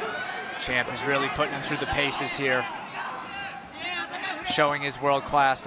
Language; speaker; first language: English; native; English